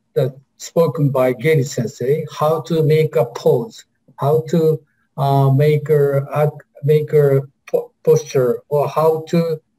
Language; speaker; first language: English; non-native, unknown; Japanese